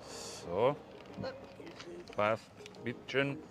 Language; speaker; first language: German; native; German